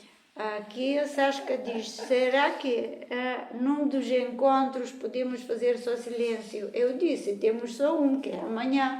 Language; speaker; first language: Portuguese; non-native, fluent; Bulgarian